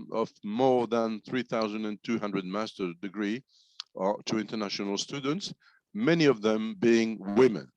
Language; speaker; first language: English; non-native, fluent; French